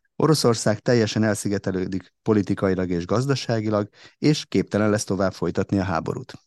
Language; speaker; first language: Hungarian; native; Hungarian